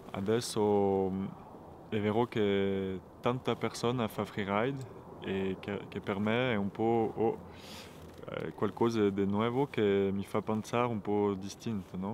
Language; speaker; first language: Italian; non-native, fluent; French